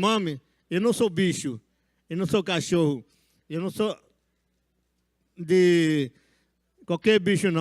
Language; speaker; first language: Portuguese; non-native, local second language; Yanomámi